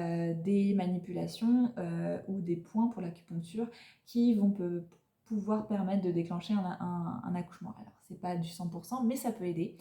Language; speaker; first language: French; native; French